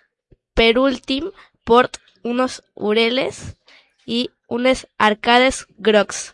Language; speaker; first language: Catalan; non-native, learner; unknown